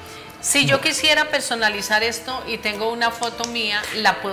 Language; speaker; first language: Spanish; native; Spanish